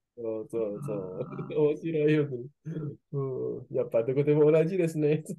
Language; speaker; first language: Japanese; non-native, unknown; Indonesian